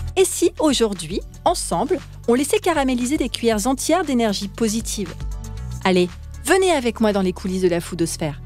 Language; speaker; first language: French; native; French